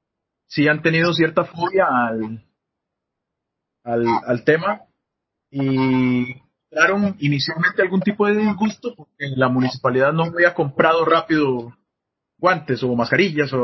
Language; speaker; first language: Spanish; native; Spanish